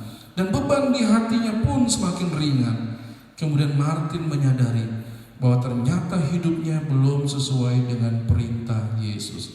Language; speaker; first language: Indonesian; native; Indonesian